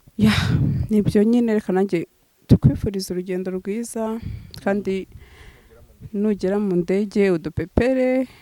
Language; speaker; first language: Kinyarwanda; native; Kinyarwanda